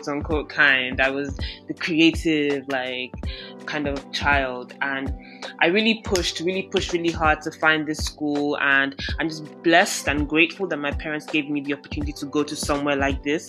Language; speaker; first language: English; non-native, local second language; Yoruba